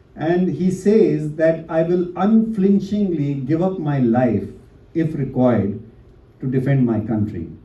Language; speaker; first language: English; non-native, local second language; Hindi